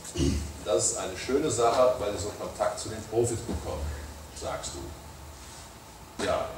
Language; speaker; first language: German; native; German